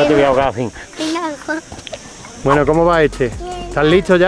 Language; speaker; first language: Spanish; native; Spanish